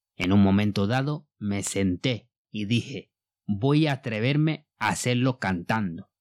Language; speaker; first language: Spanish; non-native, fluent; Bambara